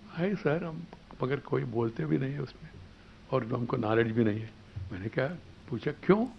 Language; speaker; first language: Hindi; non-native, local second language; Telugu